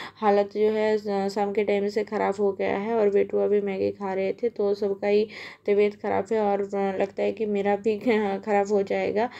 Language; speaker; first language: Hindi; non-native, local second language; Bangla